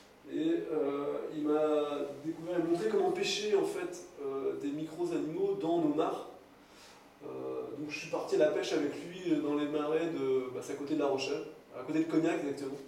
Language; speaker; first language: French; native; French